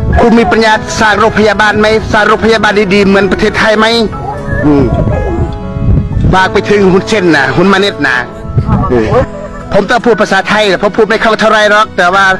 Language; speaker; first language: Thai; non-native, fluent; Khmer